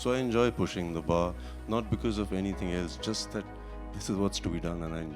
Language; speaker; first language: Hindi; native; Hindi